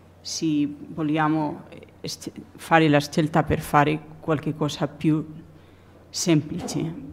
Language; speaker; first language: Italian; non-native, learner; Spanish